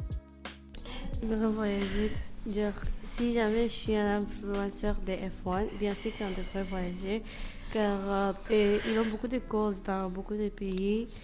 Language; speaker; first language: French; non-native, fluent; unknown